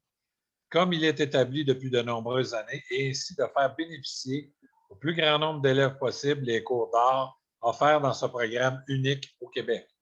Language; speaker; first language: French; native; French